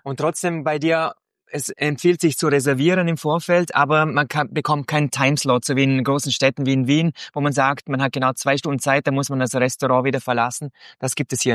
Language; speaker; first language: German; native; German